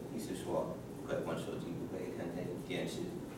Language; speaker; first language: Chinese; non-native, learner; English